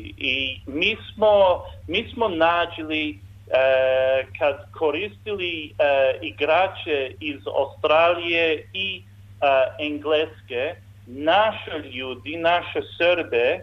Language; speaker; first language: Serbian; non-native, learner; English